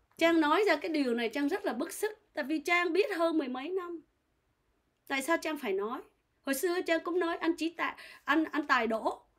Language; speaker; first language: Vietnamese; native; Vietnamese